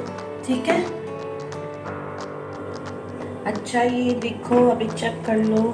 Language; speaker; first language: Hindi; non-native, learner; Filipino